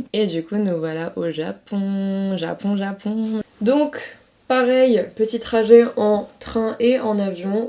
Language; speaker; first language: French; native; French